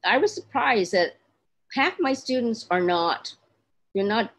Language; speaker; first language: English; native; English